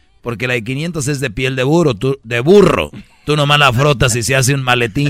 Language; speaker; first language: Spanish; native; Spanish